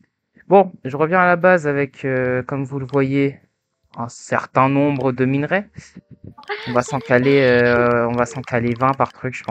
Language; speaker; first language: French; native; French